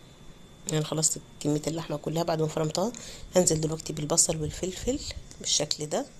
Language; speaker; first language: Arabic; native; Arabic